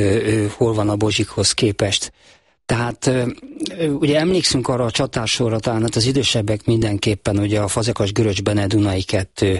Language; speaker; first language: Hungarian; native; Hungarian